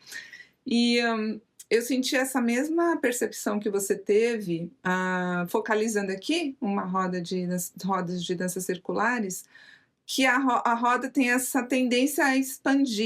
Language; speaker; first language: Portuguese; native; Portuguese